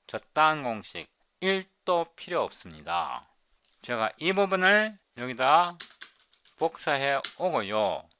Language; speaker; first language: Korean; native; Korean